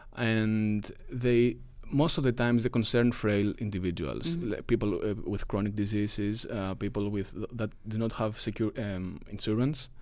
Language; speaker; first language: English; non-native, fluent; Greek